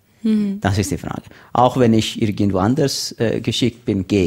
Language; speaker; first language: German; non-native, learner; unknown